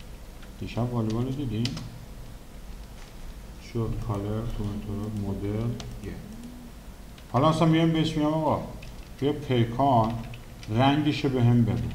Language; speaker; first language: Persian; native; Persian